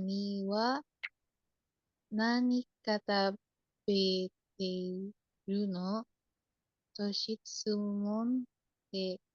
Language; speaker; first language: Japanese; non-native, learner; Indonesian